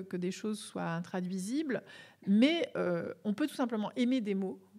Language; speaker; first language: French; native; French